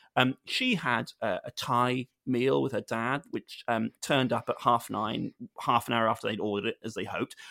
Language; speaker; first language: English; native; English